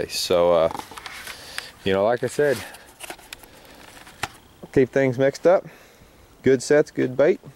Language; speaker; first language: English; native; English